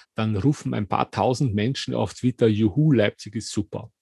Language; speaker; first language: German; native; German